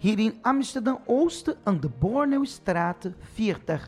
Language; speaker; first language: Dutch; non-native, fluent; Portuguese